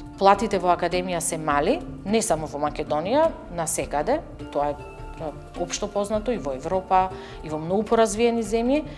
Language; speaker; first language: Macedonian; native; Macedonian